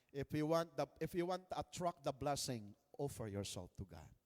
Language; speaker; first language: English; non-native, local second language; Filipino